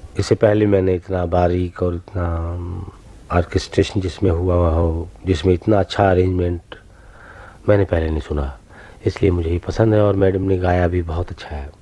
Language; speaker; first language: Urdu; native; Urdu